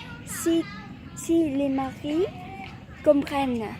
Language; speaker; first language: French; non-native, learner; Vietnamese